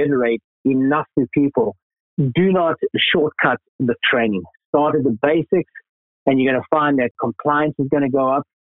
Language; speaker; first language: English; native; English